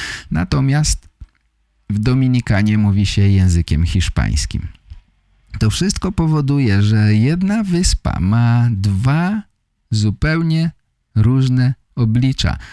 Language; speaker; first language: Polish; native; Polish